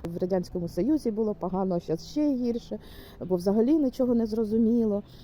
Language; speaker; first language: Ukrainian; non-native, local second language; Russian